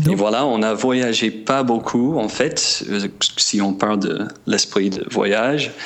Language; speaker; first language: French; non-native, fluent; English